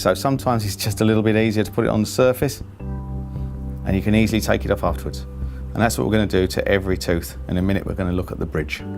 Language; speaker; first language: English; native; English